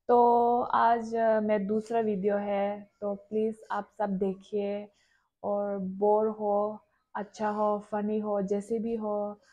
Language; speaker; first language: Hindi; non-native, local second language; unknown